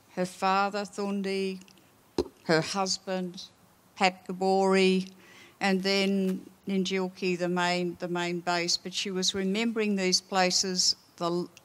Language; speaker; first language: English; native; English